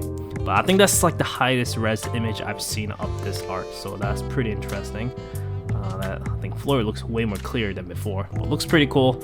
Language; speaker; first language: English; non-native, fluent; Korean